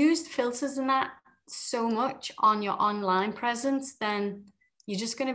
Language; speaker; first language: English; native; English